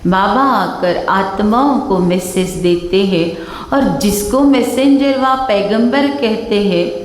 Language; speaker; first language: Hindi; non-native, local second language; Kannada